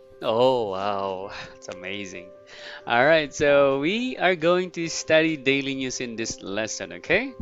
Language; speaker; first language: English; non-native, fluent; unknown